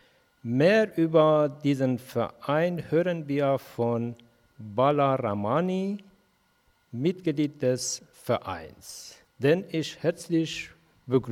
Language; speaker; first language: German; non-native, fluent; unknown